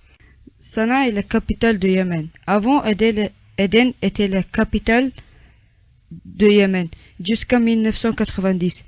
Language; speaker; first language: French; non-native, learner; Arabic